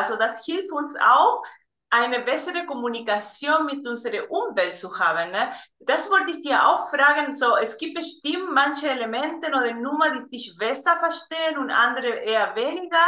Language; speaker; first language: German; non-native, fluent; Spanish